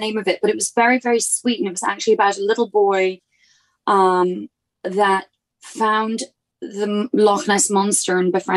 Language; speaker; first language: English; native; English